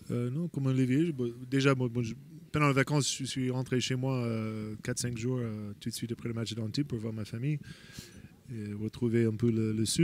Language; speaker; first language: French; non-native, fluent; English